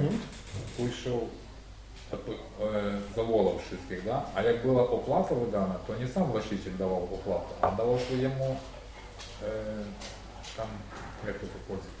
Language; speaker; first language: Polish; non-native, learner; Russian